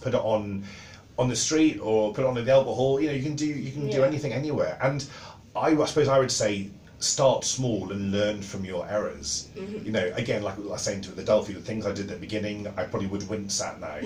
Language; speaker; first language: English; native; English